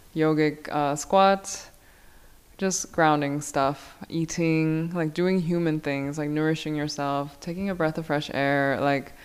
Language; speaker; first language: English; non-native, local second language; Korean